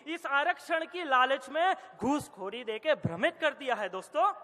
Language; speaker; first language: Hindi; non-native, local second language; Gujarati